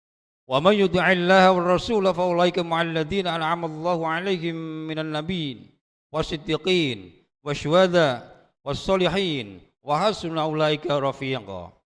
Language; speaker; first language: Indonesian; native; Indonesian